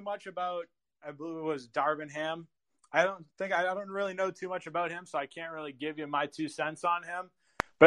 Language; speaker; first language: English; native; English